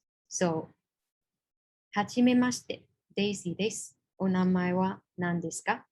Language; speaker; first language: Japanese; non-native, fluent; Chinese